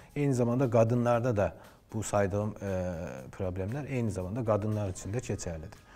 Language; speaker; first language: Turkish; non-native, fluent; Azerbaijani